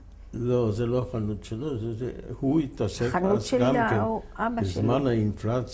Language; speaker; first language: Hebrew; non-native, fluent; German